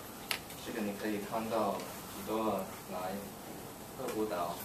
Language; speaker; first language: Chinese; non-native, learner; English